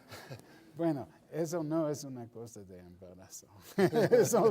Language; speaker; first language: Spanish; non-native, fluent; English